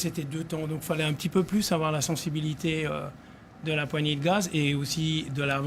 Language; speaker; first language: French; native; French